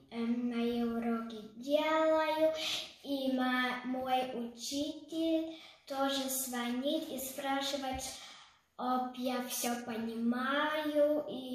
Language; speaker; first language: Russian; early bilingual, heritage; Russian